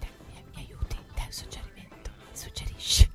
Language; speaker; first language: Italian; native; Italian